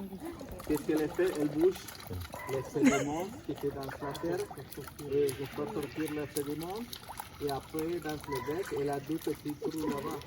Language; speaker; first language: French; non-native, learner; Spanish